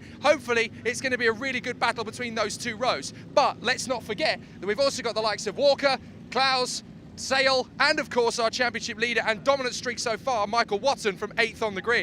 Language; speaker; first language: English; native; English